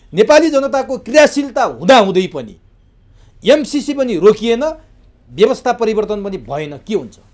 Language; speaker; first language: Nepali; native; Nepali